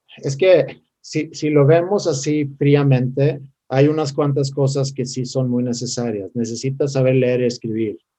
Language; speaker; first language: Spanish; non-native, fluent; Swedish